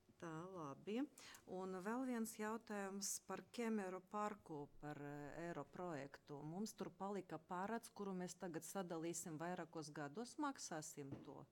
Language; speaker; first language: Latvian; non-native, local second language; Russian